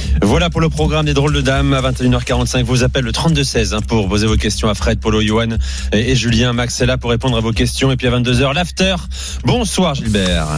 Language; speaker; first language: French; native; French